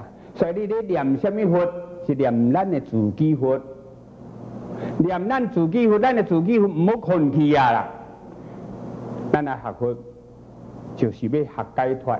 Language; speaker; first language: Chinese; native; Chinese